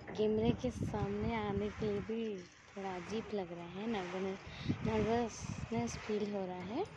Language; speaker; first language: Hindi; non-native, local second language; Assamese